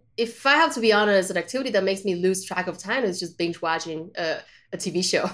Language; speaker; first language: English; non-native, fluent; Spanish